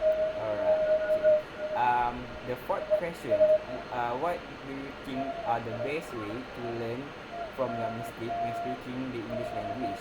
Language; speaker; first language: English; non-native, local second language; Malay